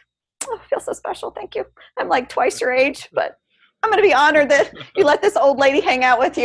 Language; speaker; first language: English; native; English